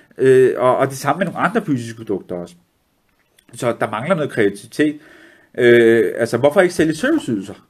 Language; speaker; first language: Danish; early bilingual, other home language; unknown